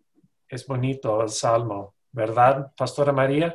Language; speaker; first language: Spanish; non-native, fluent; English